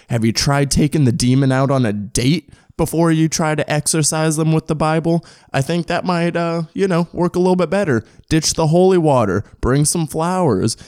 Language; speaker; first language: English; native; English